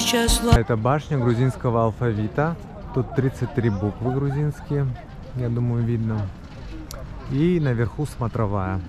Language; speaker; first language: Russian; native; Russian